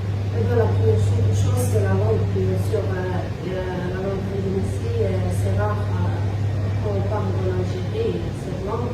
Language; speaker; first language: French; non-native, local second language; Arabic